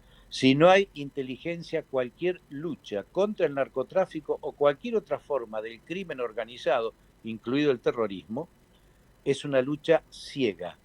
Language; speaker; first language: Spanish; native; Spanish